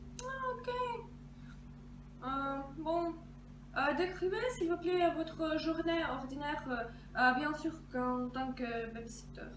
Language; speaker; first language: French; non-native, fluent; Russian